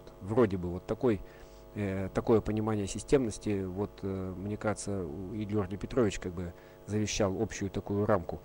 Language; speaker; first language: Russian; native; Russian